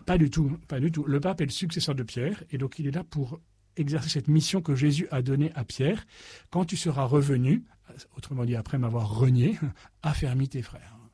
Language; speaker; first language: French; native; French